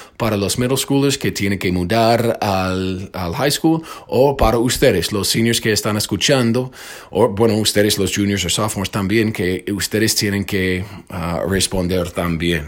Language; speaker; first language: Spanish; non-native, fluent; English